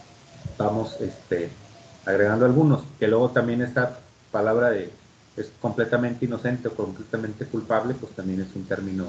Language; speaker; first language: Spanish; native; Spanish